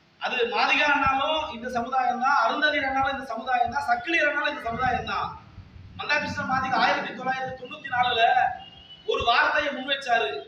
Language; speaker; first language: Tamil; non-native, local second language; Telugu